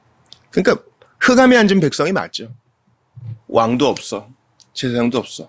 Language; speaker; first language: Korean; native; Korean